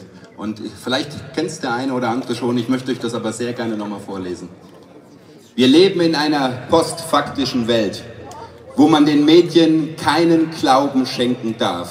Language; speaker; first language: German; native; German